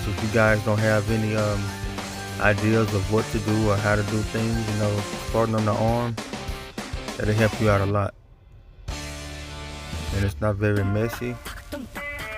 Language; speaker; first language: English; native; English